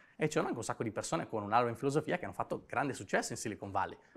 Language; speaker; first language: Italian; native; Italian